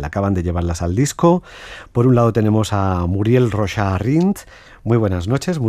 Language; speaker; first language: Spanish; native; Spanish